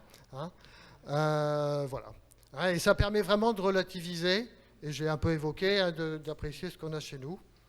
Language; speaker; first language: French; native; French